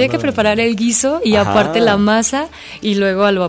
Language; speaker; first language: Spanish; non-native, fluent; Korean